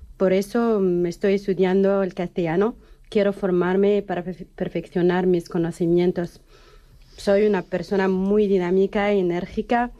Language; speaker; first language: Spanish; non-native, fluent; Arabic